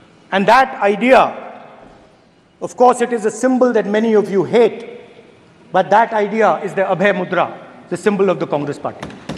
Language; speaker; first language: English; non-native, local second language; Hindi